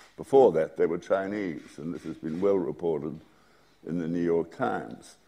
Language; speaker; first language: English; native; English